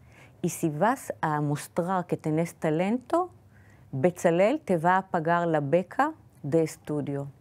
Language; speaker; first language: Spanish; non-native, fluent; Hebrew